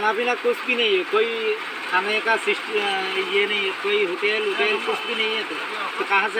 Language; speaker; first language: Hindi; non-native, local second language; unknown